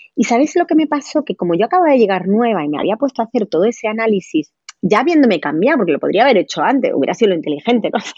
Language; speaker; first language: Spanish; native; Spanish